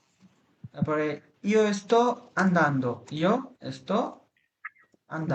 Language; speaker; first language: Italian; non-native, fluent; Bangla